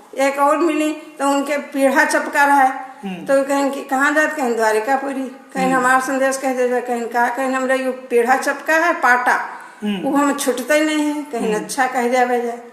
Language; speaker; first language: Hindi; native; Hindi